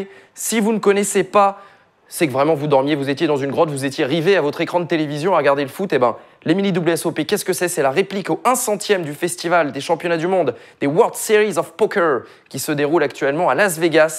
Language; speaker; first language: French; native; French